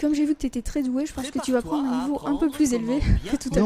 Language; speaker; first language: French; native; French